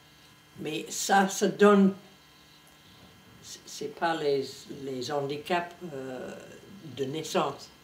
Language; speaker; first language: French; non-native, fluent; English